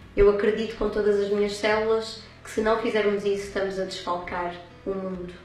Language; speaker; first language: Portuguese; native; Portuguese